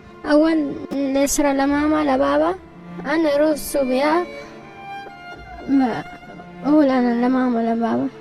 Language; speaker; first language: Arabic; non-native, learner; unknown